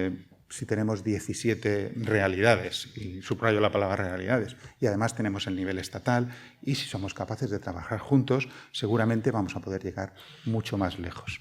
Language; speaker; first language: Spanish; native; Spanish